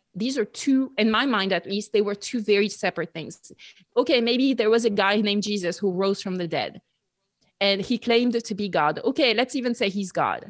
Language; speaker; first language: English; non-native, fluent; French